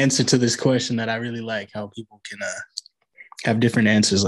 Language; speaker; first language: English; native; English